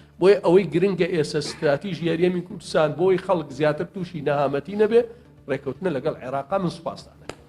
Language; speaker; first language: Central Kurdish; native; Central Kurdish